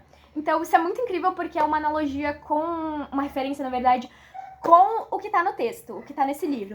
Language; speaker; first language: Portuguese; native; Portuguese